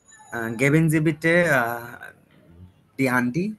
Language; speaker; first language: German; non-native, learner; Bangla